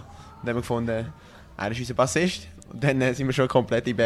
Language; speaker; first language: German; native; German